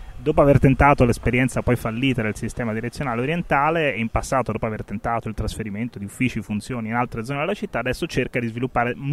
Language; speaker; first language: Italian; native; Italian